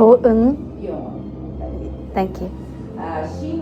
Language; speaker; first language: English; non-native, learner; Korean